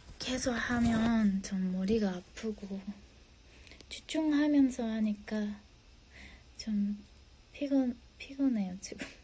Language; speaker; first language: Korean; non-native, fluent; Japanese